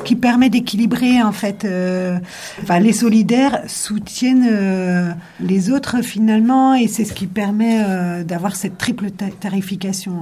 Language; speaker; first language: French; native; French